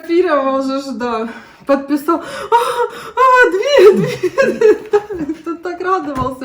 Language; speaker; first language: Russian; native; Russian